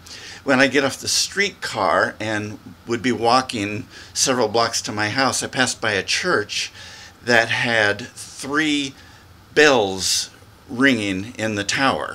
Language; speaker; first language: English; native; English